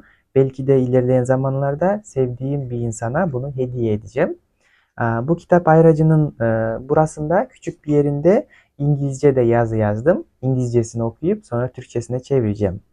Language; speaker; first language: Turkish; non-native, fluent; Kyrgyz